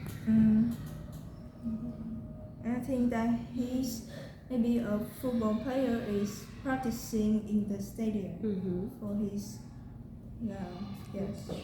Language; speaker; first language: English; non-native, learner; Vietnamese